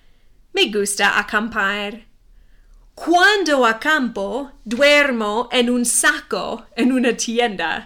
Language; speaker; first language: Spanish; non-native, fluent; English